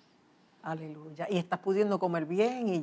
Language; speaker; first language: Spanish; native; Spanish